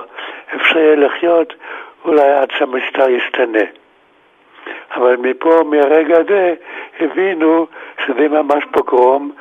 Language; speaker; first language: Hebrew; non-native, fluent; German